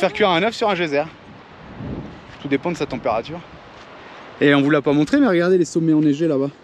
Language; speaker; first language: French; native; French